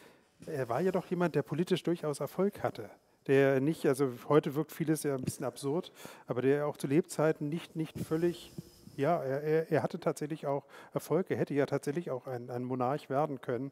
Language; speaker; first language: German; native; German